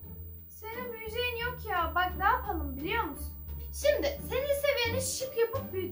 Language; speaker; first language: Turkish; native; Turkish